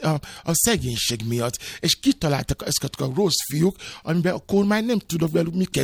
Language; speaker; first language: Hungarian; non-native, learner; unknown